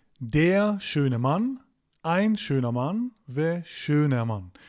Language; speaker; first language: German; non-native, fluent; Turkish